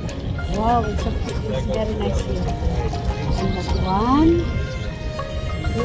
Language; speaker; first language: English; non-native, learner; Filipino